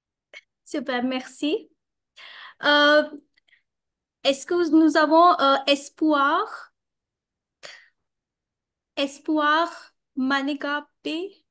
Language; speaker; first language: French; non-native, learner; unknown